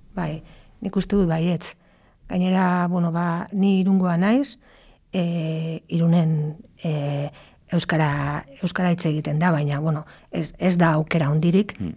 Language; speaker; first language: Basque; non-native, local second language; Spanish